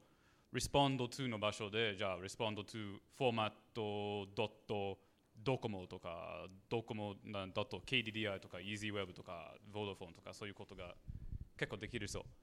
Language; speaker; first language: Japanese; non-native, learner; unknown